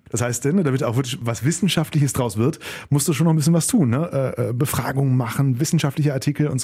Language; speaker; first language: German; native; German